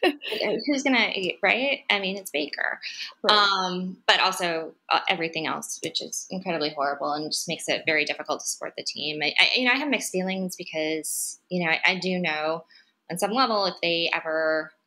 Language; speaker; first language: English; native; English